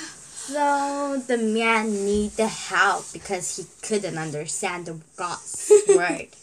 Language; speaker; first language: English; non-native, learner; Korean